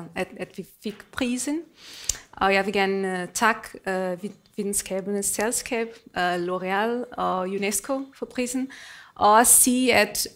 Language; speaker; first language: Danish; non-native, fluent; Portuguese